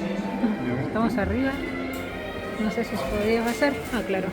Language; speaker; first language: Spanish; non-native, fluent; Russian